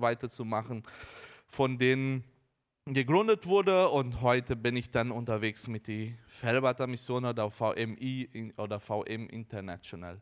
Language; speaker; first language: German; early bilingual, heritage; Portuguese